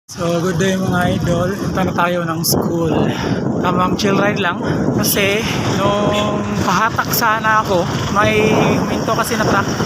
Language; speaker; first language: Filipino; non-native, local second language; Cebuano